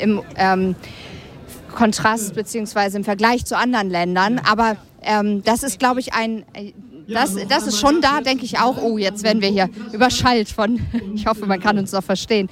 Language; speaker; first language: German; native; German